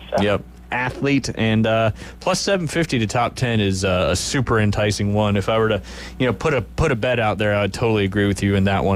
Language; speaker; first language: English; native; English